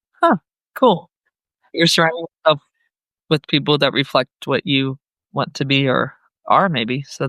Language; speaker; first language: English; native; English